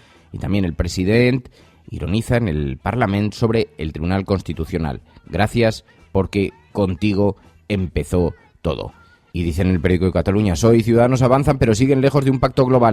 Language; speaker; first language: Spanish; native; Spanish